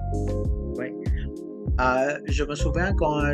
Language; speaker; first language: French; non-native, local second language; Hindi